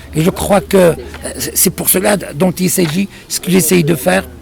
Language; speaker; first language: French; non-native, local second language; Arabic